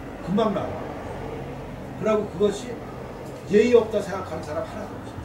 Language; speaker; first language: Korean; native; Korean